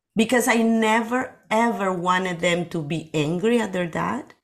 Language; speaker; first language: English; non-native, fluent; Spanish